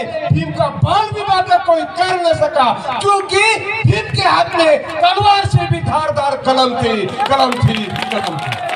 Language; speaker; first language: Hindi; native; Hindi